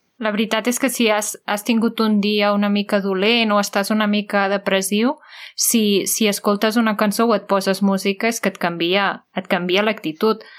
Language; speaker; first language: Catalan; native; Catalan